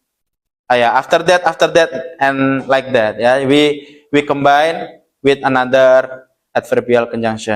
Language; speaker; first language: English; non-native, learner; Indonesian